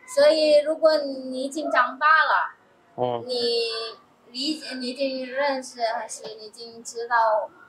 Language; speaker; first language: Chinese; non-native, fluent; Indonesian